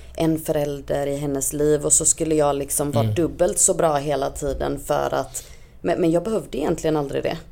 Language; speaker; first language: Swedish; native; Swedish